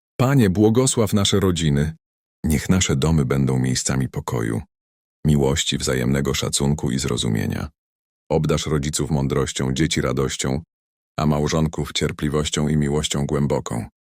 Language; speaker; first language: Polish; native; Polish